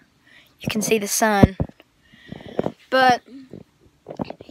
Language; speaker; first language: English; native; English